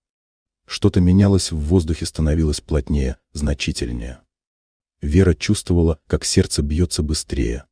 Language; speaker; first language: Russian; native; Russian